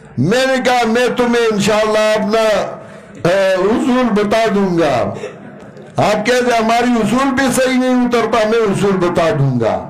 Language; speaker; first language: Urdu; non-native, local second language; Pashto